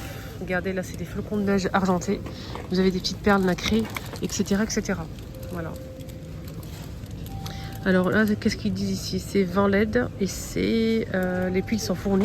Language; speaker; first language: French; native; French